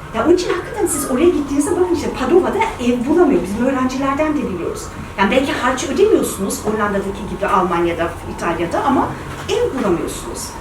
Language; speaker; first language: Turkish; early bilingual, heritage; Turkish